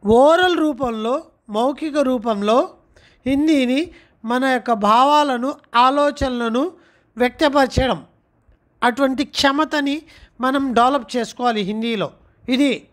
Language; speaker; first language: Telugu; non-native, local second language; Urdu